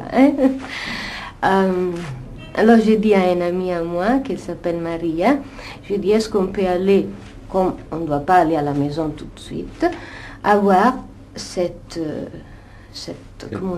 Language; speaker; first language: French; non-native, fluent; Italian